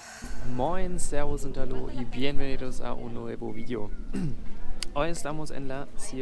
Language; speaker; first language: Spanish; non-native, learner; German